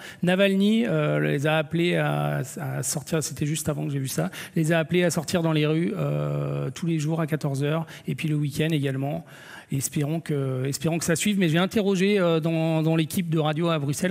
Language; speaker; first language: French; native; French